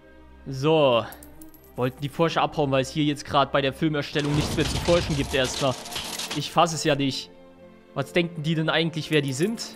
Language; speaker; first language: German; native; German